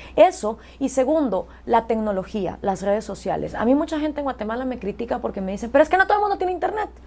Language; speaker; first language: Spanish; native; Spanish